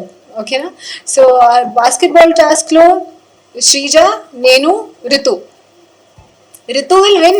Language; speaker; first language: Telugu; non-native, learner; Hindi